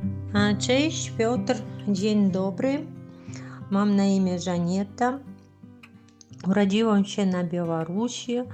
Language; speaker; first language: Polish; non-native, learner; Russian